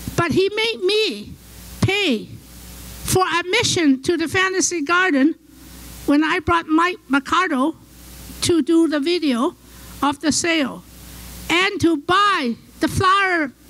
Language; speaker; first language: English; early bilingual, other home language; Chinese